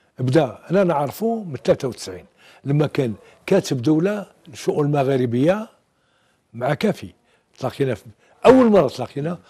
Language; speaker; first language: Arabic; native; Arabic